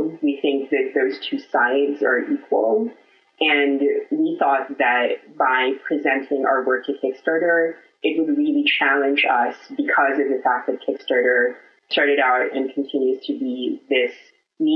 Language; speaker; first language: English; non-native, local second language; Filipino